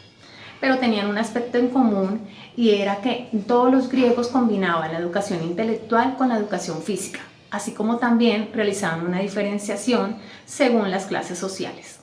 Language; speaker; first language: Spanish; native; Spanish